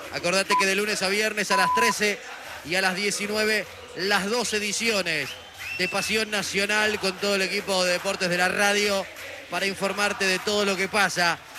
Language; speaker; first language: Spanish; native; Spanish